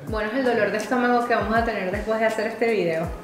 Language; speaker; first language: Spanish; native; Spanish